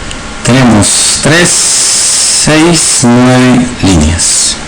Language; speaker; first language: Spanish; native; Spanish